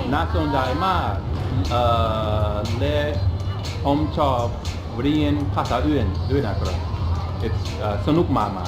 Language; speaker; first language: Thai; non-native, learner; English